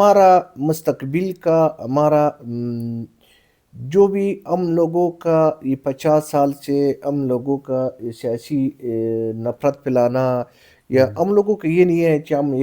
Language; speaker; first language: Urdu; non-native, local second language; Pashto